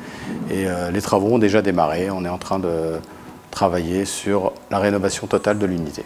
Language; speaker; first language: French; early bilingual, other home language; Arabic